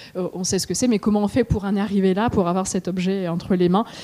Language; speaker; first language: French; non-native, fluent; Russian